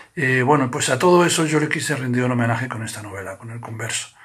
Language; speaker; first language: Spanish; native; Spanish